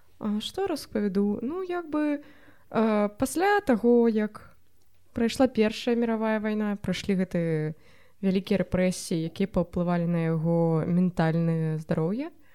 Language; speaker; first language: Belarusian; non-native, local second language; Russian